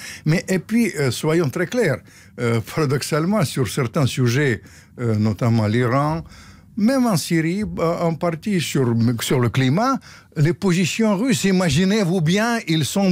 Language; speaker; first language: French; non-native, fluent; Russian